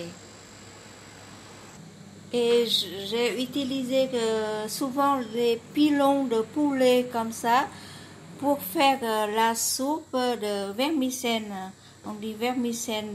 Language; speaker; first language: French; non-native, learner; Vietnamese